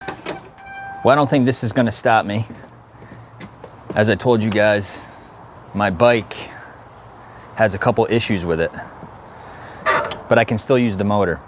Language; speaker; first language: English; native; English